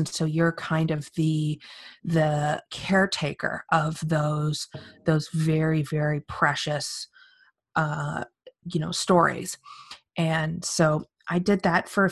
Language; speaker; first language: English; native; English